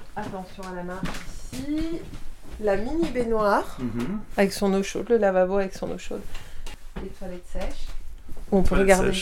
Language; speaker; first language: French; early bilingual, heritage; French